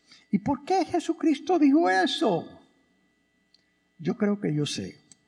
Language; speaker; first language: Spanish; early bilingual, other home language; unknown